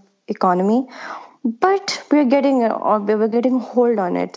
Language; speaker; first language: English; non-native, local second language; Urdu